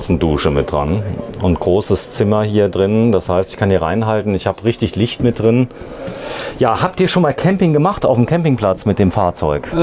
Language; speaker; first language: German; native; German